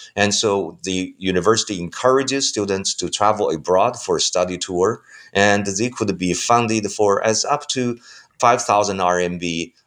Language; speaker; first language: English; non-native, fluent; Chinese